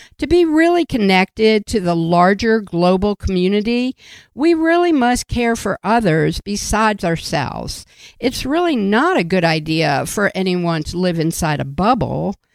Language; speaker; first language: English; native; English